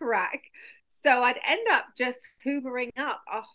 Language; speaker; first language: English; native; English